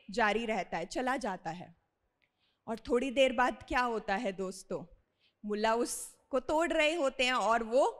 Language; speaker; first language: Hindi; native; Hindi